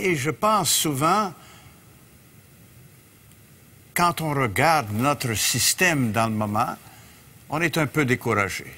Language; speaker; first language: French; native; French